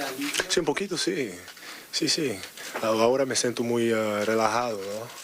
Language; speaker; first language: Spanish; non-native, learner; English